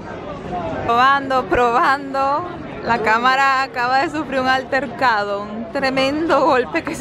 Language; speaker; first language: Spanish; native; Spanish